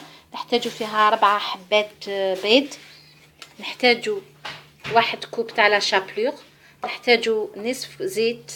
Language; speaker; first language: Arabic; native; Arabic